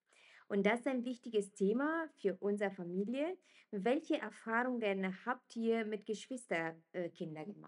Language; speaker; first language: German; non-native, fluent; Italian